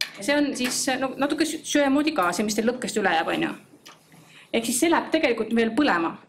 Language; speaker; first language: Estonian; native; Estonian